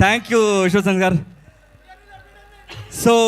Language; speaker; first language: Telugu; non-native, learner; Kannada